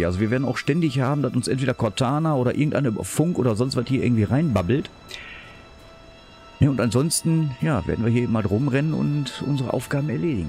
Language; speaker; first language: German; native; German